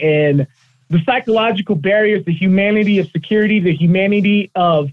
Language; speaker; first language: English; native; English